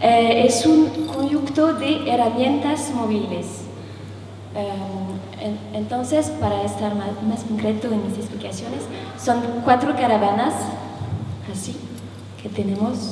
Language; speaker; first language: Spanish; non-native, learner; French